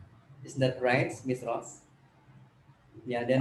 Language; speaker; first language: English; non-native, learner; Indonesian